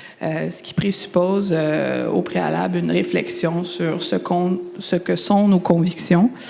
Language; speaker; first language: French; native; French